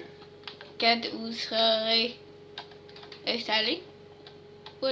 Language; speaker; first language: French; native; French